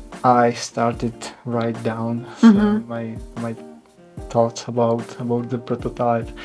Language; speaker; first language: English; non-native, learner; Czech